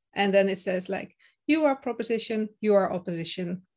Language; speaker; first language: English; non-native, fluent; Dutch